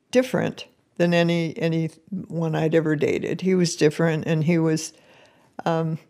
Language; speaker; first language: English; native; English